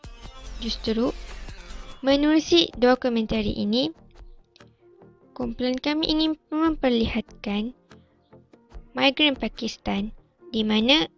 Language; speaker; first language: Malay; native; Malay